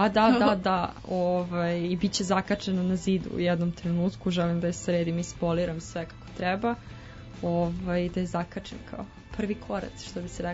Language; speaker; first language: Serbian; native; Serbian